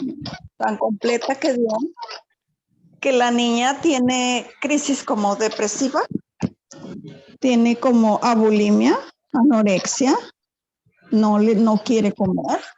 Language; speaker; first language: Spanish; native; Spanish